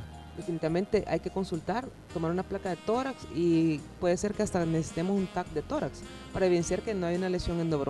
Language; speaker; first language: Spanish; native; Spanish